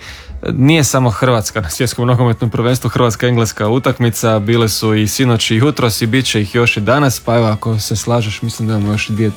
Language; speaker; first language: Serbian; native; Serbian